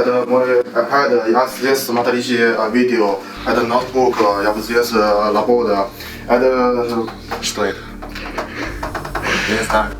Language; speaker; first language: Russian; non-native, learner; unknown